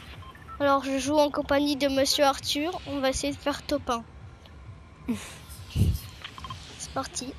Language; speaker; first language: French; native; French